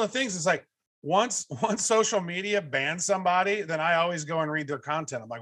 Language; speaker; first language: English; native; English